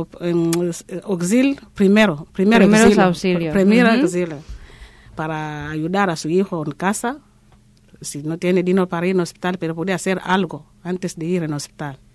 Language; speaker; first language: Spanish; non-native, learner; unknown